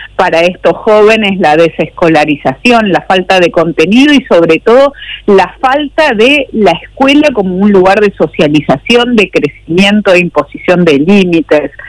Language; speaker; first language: Spanish; native; Spanish